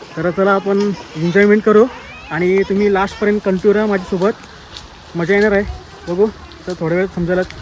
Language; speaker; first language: Marathi; native; Marathi